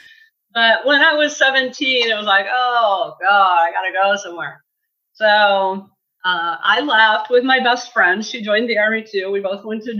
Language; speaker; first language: English; native; English